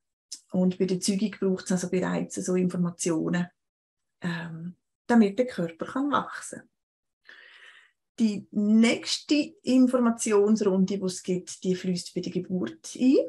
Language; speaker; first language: German; native; German